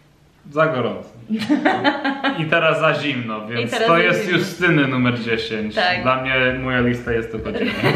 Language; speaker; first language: Polish; non-native, learner; English